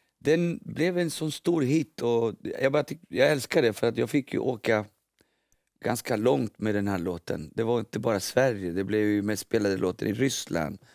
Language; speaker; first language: Swedish; early bilingual, other home language; Spanish